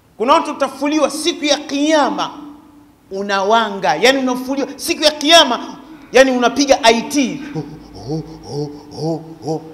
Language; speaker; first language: Swahili; native; Swahili